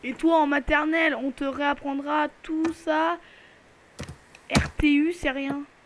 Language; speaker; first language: French; native; French